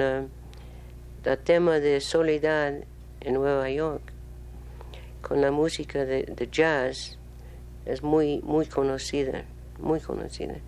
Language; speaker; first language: Spanish; non-native, learner; English